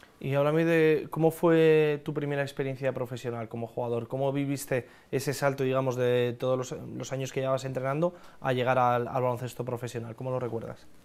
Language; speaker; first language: Spanish; native; Spanish